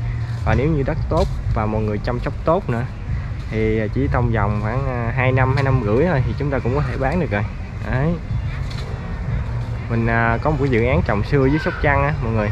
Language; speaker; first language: Vietnamese; native; Vietnamese